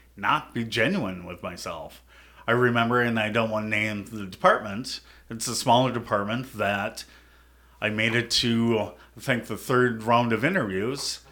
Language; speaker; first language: English; native; English